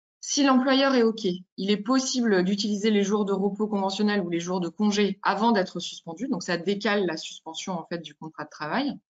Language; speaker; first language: French; native; French